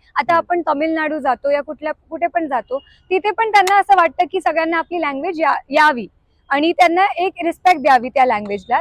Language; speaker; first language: Marathi; non-native, local second language; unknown